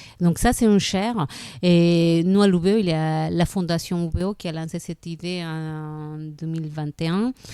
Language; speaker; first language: French; non-native, fluent; Spanish